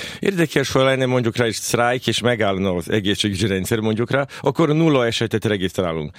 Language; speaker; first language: Hungarian; non-native, local second language; Serbian